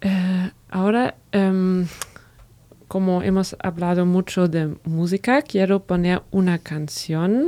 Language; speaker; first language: Spanish; non-native, fluent; German